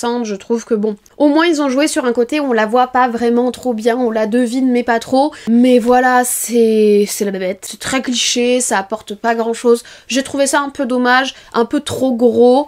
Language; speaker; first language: French; native; French